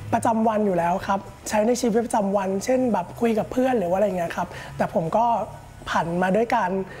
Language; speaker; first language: Thai; native; Thai